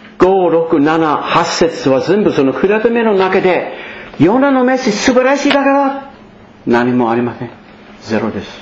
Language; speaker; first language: Japanese; non-native, fluent; English